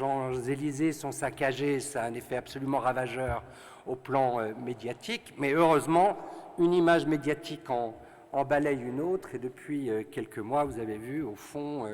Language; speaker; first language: French; native; French